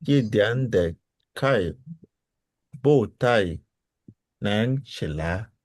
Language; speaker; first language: Chinese; non-native, learner; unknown